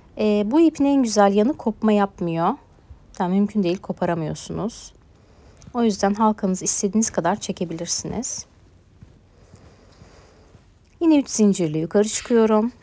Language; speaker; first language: Turkish; native; Turkish